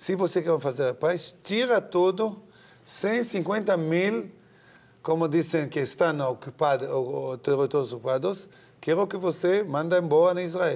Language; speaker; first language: Portuguese; non-native, learner; Hebrew